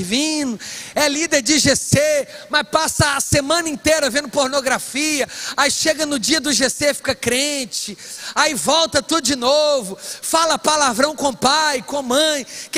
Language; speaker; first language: Portuguese; native; Portuguese